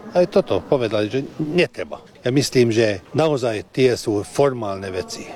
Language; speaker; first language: Slovak; non-native, local second language; Hungarian